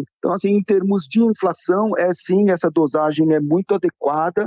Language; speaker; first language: Portuguese; native; Portuguese